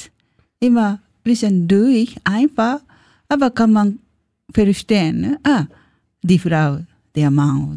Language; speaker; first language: German; non-native, learner; Japanese